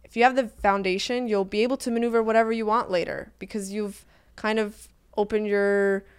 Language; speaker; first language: English; native; English